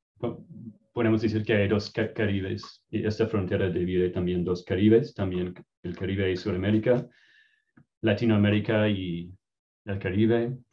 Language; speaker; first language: Spanish; non-native, fluent; English